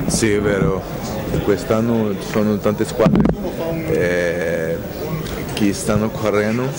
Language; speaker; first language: Italian; non-native, fluent; Portuguese